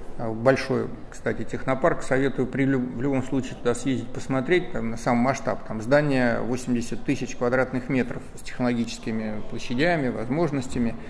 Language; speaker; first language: Russian; native; Russian